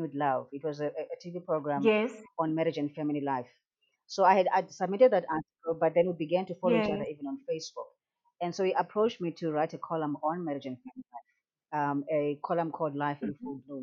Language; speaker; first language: English; non-native, local second language; Xhosa